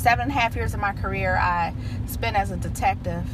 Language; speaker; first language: English; native; English